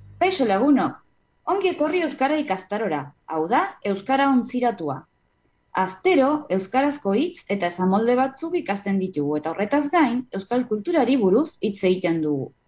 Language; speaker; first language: Basque; non-native, fluent; Spanish